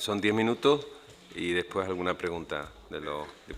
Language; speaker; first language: Spanish; native; Spanish